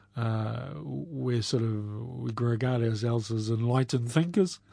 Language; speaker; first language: English; native; English